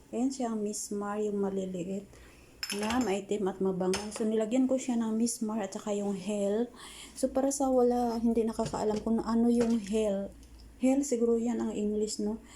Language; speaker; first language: Filipino; non-native, local second language; Cebuano